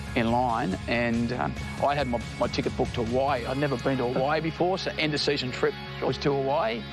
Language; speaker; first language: English; native; English